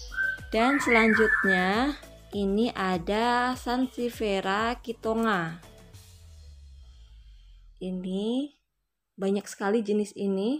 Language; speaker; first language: Indonesian; native; Indonesian